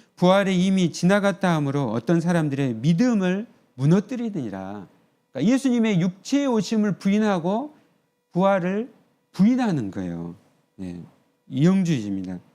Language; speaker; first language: Korean; native; Korean